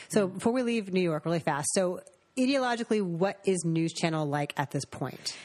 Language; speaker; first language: English; native; English